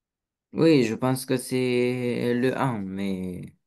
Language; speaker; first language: French; non-native, learner; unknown